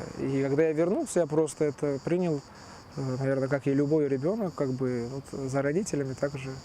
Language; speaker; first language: Russian; early bilingual, other home language; Turkish